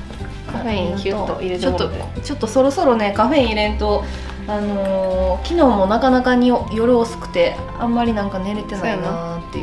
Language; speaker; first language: Japanese; native; Japanese